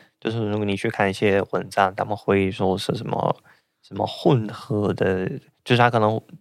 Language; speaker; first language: Chinese; non-native, fluent; Russian